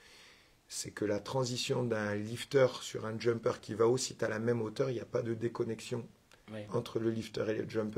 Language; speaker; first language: French; native; French